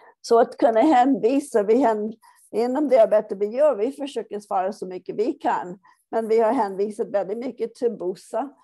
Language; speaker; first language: Swedish; non-native, fluent; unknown